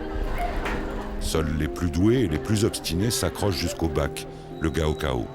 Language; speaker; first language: French; native; French